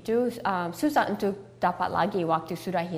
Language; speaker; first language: Indonesian; early bilingual, heritage; English